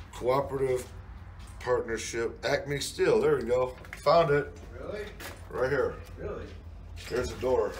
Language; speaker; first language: English; native; English